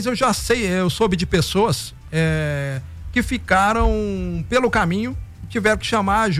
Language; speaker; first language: Portuguese; native; Portuguese